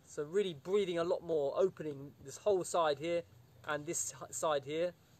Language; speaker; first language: English; native; English